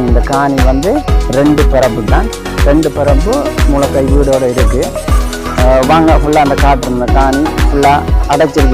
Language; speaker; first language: Tamil; native; Tamil